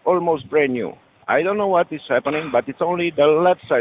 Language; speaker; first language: English; non-native, learner; French